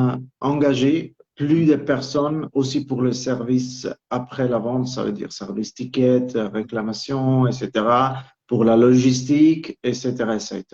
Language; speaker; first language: French; non-native, local second language; Italian